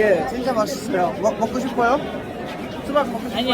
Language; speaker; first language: Korean; non-native, learner; Bangla